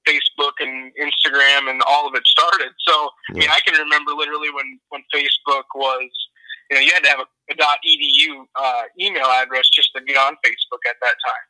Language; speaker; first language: English; native; English